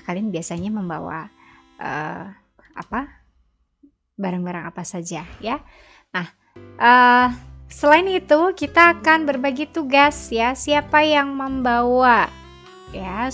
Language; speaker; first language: Indonesian; native; Indonesian